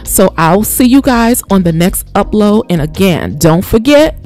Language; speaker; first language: English; native; English